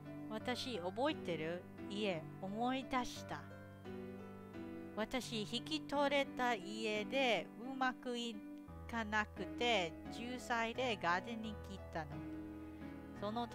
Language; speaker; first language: Japanese; non-native, learner; English